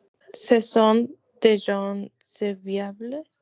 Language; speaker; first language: French; non-native, learner; Spanish